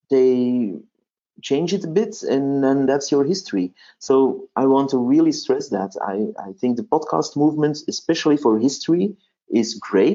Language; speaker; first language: English; non-native, fluent; Dutch